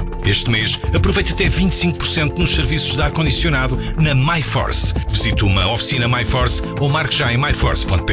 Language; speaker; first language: Portuguese; native; Portuguese